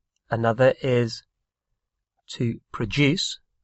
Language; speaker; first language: English; native; English